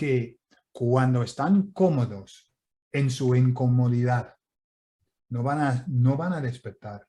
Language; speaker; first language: Spanish; non-native, fluent; English